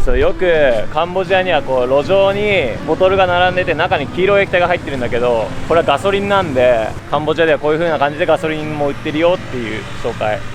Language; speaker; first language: Japanese; native; Japanese